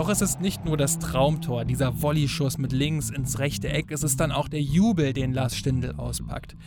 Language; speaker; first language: German; native; German